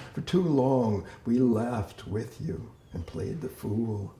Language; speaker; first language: English; native; English